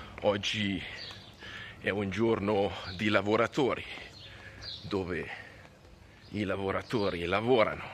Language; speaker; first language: Italian; native; Italian